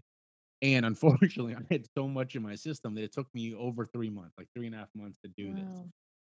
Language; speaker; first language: English; native; English